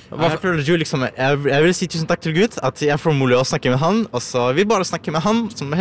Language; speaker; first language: Norwegian; non-native, learner; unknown